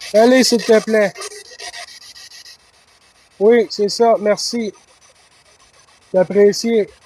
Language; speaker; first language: French; native; French